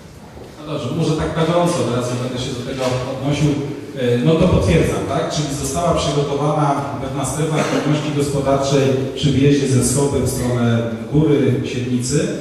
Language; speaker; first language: Polish; native; Polish